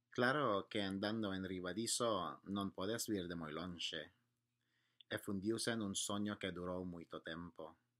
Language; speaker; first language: Galician; non-native, learner; English